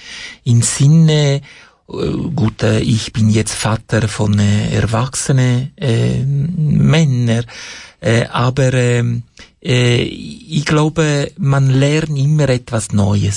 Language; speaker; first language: German; non-native, fluent; Italian